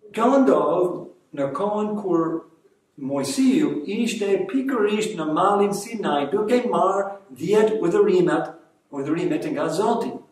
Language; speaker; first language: Albanian; non-native, fluent; English